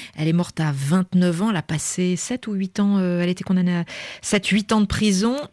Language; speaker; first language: French; native; French